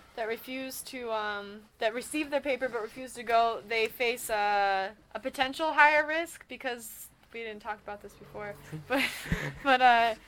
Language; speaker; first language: English; native; English